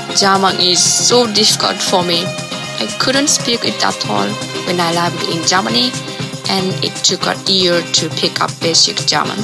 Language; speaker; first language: English; non-native, learner; Japanese